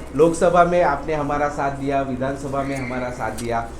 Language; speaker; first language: Hindi; non-native, local second language; Marathi